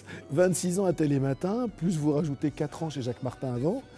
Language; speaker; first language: French; native; French